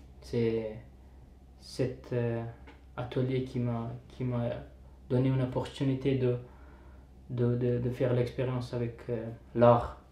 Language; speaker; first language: French; non-native, fluent; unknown